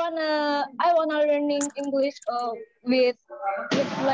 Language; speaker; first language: English; non-native, learner; Indonesian